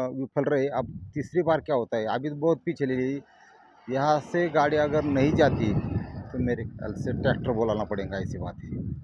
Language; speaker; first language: Hindi; non-native, local second language; Marathi